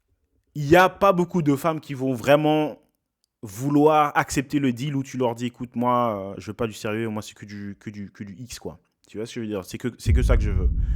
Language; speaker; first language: French; native; French